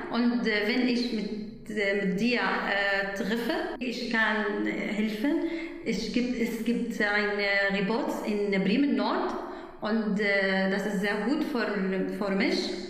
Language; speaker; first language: German; non-native, learner; Arabic